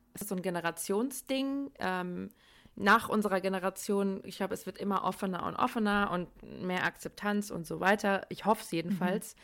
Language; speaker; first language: German; early bilingual, other home language; Persian